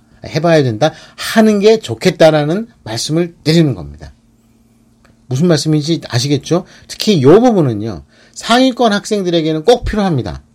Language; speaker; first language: Korean; native; Korean